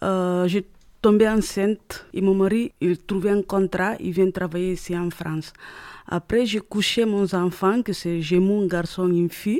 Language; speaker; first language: French; non-native, learner; Upper Guinea Crioulo